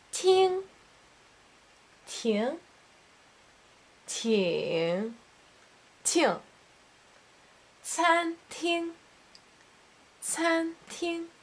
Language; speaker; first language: Chinese; non-native, learner; English